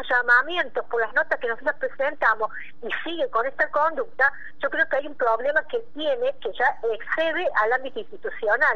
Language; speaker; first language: Spanish; native; Spanish